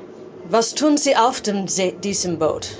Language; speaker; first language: German; non-native, learner; English